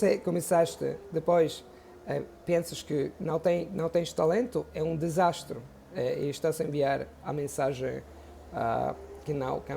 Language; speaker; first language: Portuguese; non-native, fluent; Italian